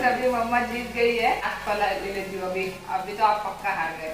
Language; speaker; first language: Hindi; non-native, local second language; Marathi